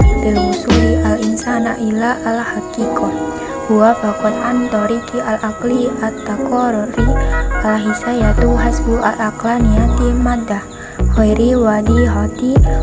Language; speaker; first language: Arabic; non-native, learner; Indonesian